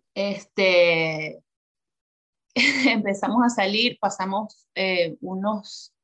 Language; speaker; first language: Spanish; native; Spanish